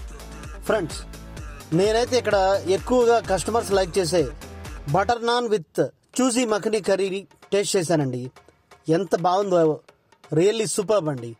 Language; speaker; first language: Telugu; native; Telugu